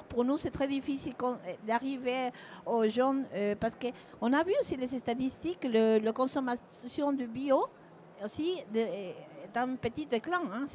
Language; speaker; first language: French; non-native, fluent; Spanish